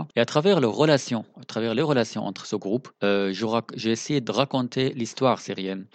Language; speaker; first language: French; non-native, fluent; Arabic